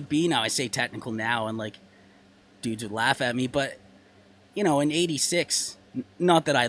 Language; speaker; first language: English; native; English